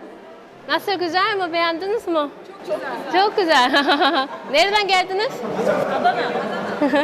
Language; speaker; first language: Turkish; non-native, fluent; Korean